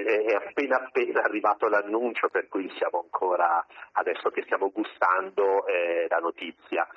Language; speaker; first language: Italian; native; Italian